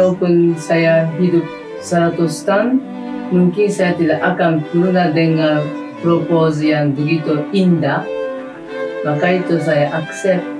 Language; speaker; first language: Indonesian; non-native, fluent; Japanese